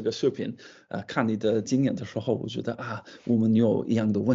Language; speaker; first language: Chinese; non-native, fluent; English